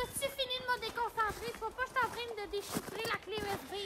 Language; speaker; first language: French; native; French